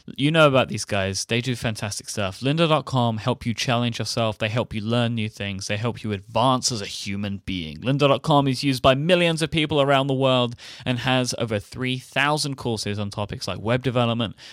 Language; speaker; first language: English; native; English